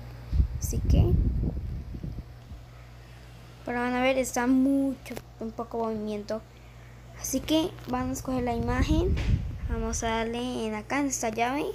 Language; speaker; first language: Spanish; native; Spanish